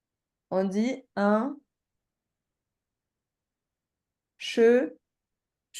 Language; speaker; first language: French; native; French